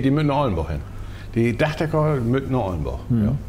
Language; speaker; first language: German; native; German